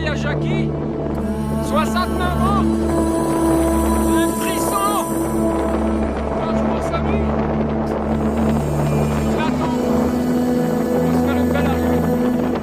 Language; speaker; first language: French; native; French